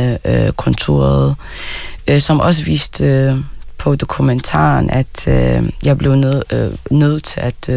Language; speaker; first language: Danish; non-native, fluent; Arabic